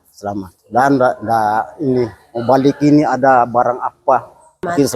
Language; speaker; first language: Indonesian; non-native, local second language; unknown